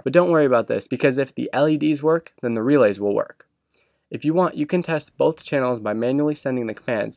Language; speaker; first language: English; native; English